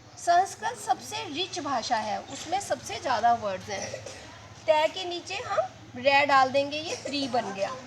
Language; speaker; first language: Hindi; non-native, local second language; Punjabi